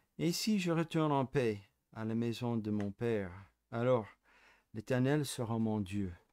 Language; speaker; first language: French; non-native, fluent; English